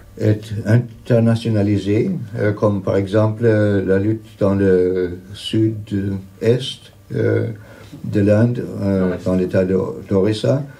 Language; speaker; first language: French; non-native, fluent; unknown